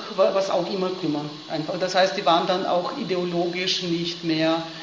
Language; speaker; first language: German; non-native, fluent; Ukrainian